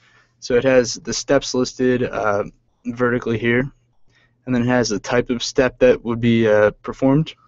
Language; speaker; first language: English; native; English